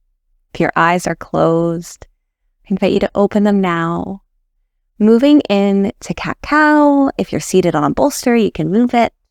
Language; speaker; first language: English; native; English